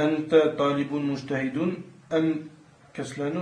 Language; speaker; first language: Arabic; non-native, learner; French